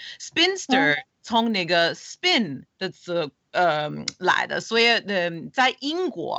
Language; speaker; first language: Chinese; non-native, fluent; English